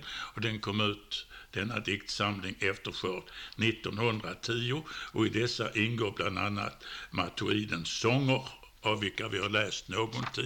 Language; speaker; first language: Swedish; native; Swedish